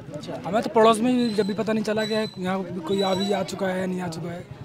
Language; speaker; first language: Hindi; native; Hindi